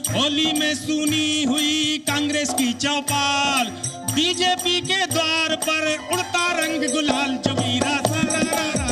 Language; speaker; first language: Hindi; native; Hindi